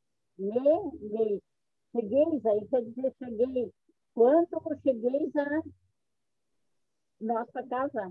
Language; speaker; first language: Spanish; non-native, learner; Portuguese